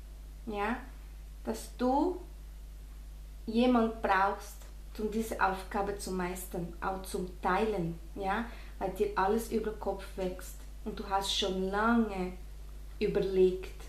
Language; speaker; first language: German; non-native, fluent; Spanish